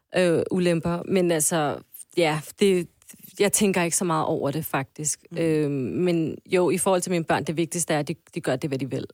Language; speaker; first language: Danish; early bilingual, other home language; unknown